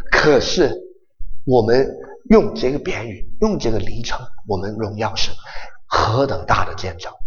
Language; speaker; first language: Chinese; non-native, local second language; Cantonese